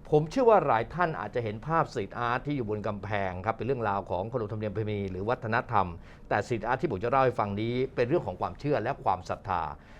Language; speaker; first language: Thai; native; Thai